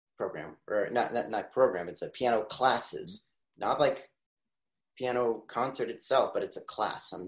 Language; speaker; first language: English; early bilingual, other home language; Russian